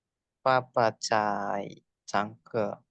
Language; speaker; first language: Chinese; non-native, learner; Indonesian